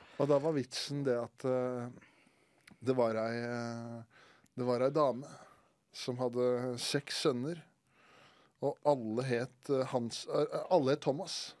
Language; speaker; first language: Norwegian; native; Norwegian